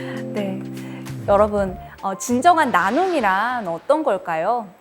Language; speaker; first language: Korean; native; Korean